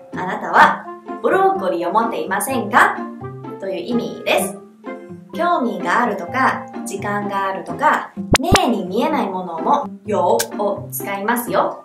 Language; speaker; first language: Japanese; non-native, fluent; Chinese